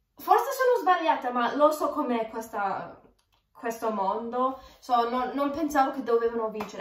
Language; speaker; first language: Italian; early bilingual, heritage; Italian